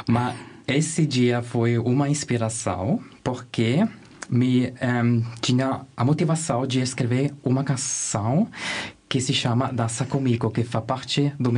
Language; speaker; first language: Portuguese; non-native, learner; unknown